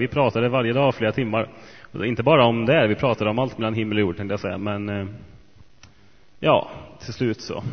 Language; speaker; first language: Swedish; native; Swedish